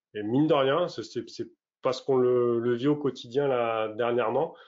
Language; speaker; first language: French; native; French